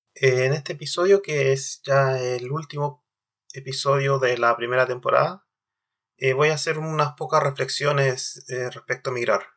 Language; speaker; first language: Spanish; native; Spanish